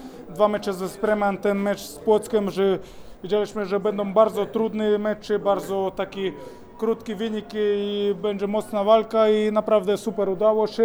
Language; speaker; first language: Polish; non-native, fluent; Spanish